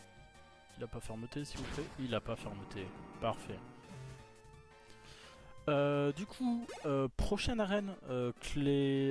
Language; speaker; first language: French; native; French